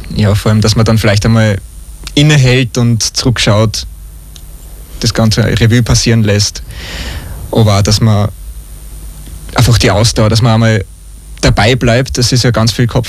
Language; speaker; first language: German; native; German